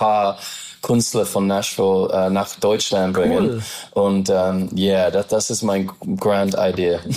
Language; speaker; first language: German; non-native, learner; English